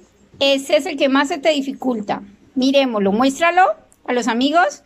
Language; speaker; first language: Spanish; native; Spanish